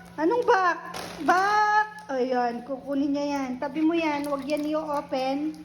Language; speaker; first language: Filipino; native; Filipino